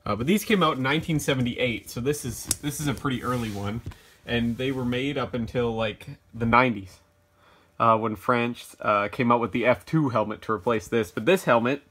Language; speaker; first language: English; native; English